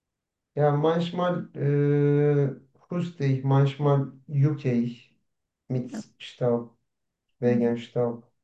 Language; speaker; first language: German; non-native, learner; Turkish